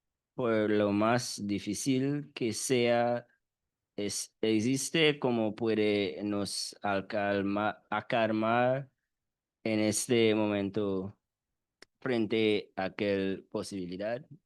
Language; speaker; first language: Spanish; non-native, learner; English